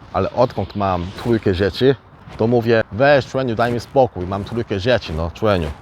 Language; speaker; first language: Polish; early bilingual, other home language; Korean